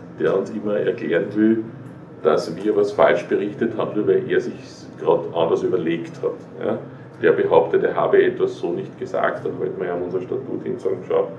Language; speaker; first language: German; native; German